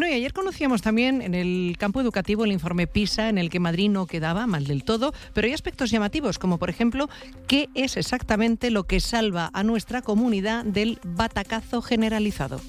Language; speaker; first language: Spanish; native; Spanish